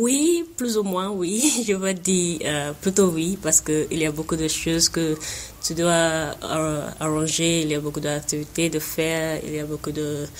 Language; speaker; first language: French; non-native, fluent; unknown